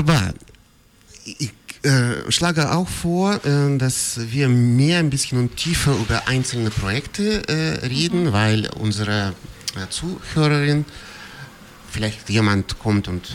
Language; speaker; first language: German; non-native, fluent; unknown